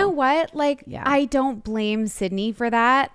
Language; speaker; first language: English; native; English